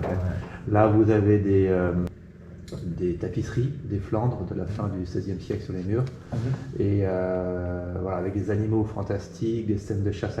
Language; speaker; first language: French; native; French